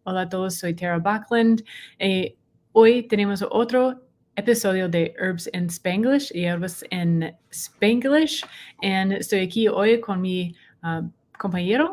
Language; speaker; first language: Spanish; non-native, learner; English